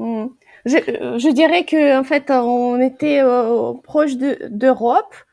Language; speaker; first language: French; non-native, fluent; Ukrainian